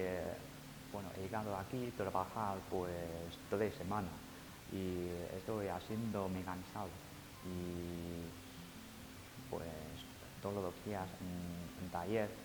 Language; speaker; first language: Spanish; non-native, learner; Chinese